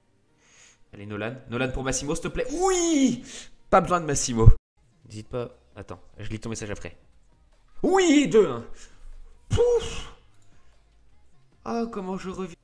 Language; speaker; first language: French; native; French